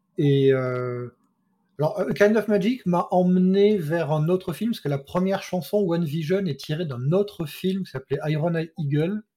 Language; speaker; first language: French; native; French